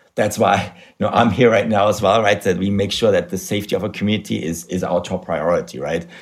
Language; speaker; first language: English; non-native, fluent; German